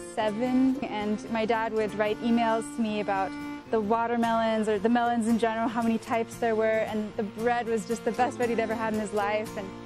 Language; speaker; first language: English; native; English